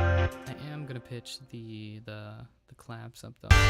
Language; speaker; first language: English; native; English